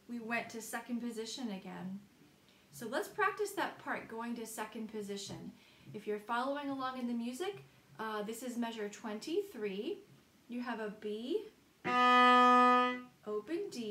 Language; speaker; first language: English; native; English